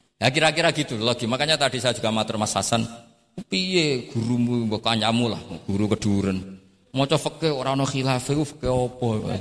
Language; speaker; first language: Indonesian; non-native, local second language; Javanese